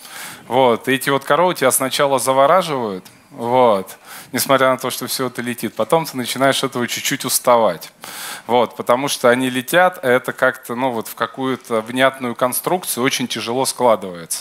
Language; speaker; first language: Russian; native; Russian